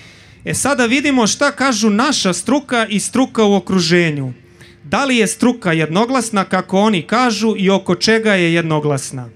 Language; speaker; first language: Serbian; native; Serbian